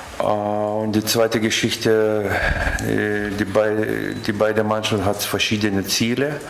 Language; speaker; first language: German; non-native, learner; Lithuanian